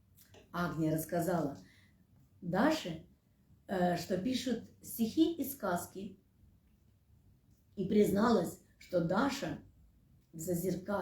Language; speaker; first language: Russian; native; Russian